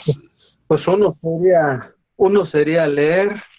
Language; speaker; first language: Spanish; native; Spanish